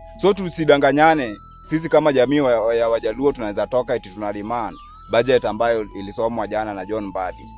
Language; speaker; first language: Swahili; non-native, local second language; Luo (Kenya and Tanzania)